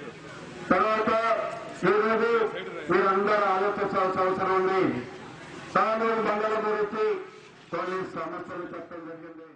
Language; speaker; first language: Telugu; native; Telugu